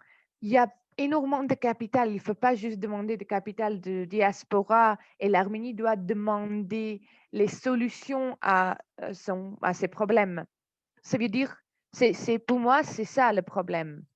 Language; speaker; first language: French; non-native, fluent; Armenian